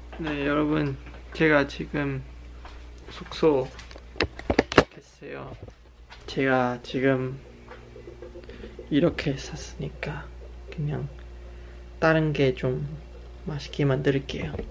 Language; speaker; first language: Korean; non-native, learner; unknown